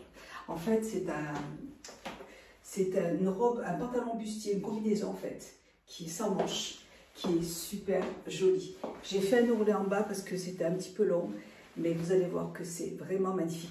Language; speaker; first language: French; native; French